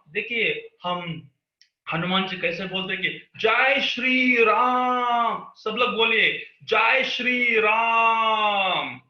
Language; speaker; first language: Hindi; non-native, local second language; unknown